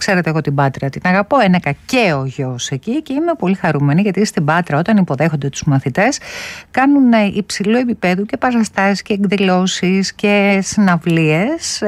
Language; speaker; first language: Greek; early bilingual, heritage; Greek